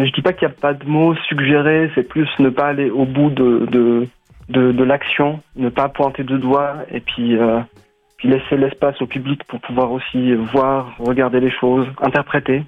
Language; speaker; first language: French; non-native, local second language; Arabic